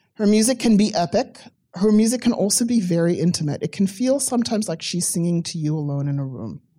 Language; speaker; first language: English; native; English